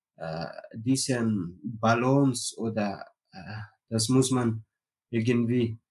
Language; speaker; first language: German; non-native, learner; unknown